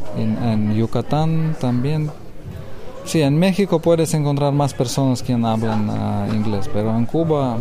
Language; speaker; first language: Spanish; non-native, learner; Lithuanian